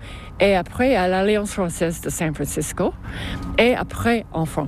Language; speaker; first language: French; non-native, fluent; English